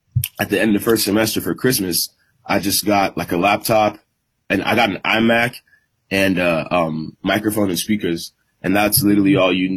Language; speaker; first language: English; native; English